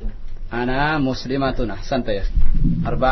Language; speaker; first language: Arabic; non-native, learner; Indonesian